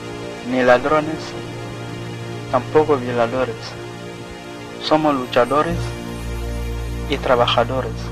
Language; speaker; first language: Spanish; non-native, fluent; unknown